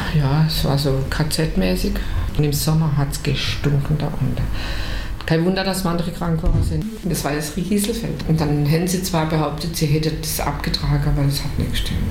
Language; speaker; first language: German; native; German